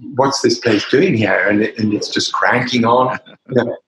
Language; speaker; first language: English; native; English